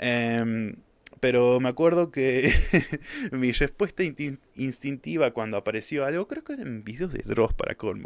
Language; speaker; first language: Spanish; native; Spanish